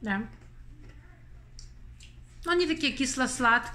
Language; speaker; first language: Russian; native; Russian